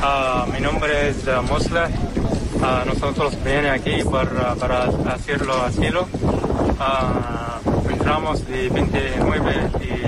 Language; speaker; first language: Spanish; non-native, learner; Arabic